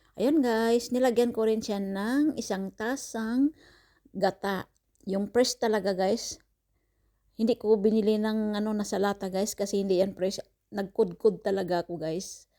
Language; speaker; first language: Filipino; non-native, local second language; Cebuano